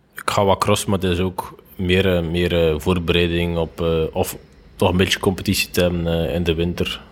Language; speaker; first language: Dutch; native; Dutch